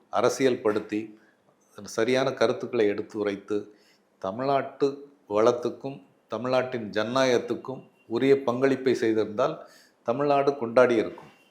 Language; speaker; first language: Tamil; native; Tamil